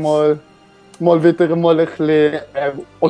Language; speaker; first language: German; native; German